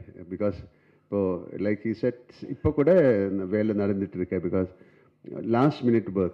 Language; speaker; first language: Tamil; non-native, learner; Malayalam